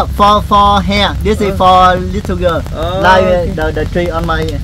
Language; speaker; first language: English; non-native, learner; Vietnamese